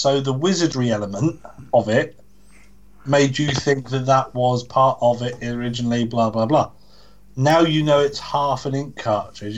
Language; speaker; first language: English; native; English